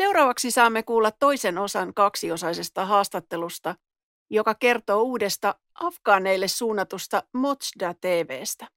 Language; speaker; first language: Finnish; native; Finnish